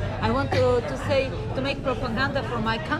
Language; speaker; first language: English; non-native, learner; Croatian